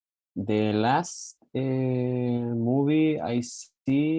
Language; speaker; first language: English; non-native, learner; Spanish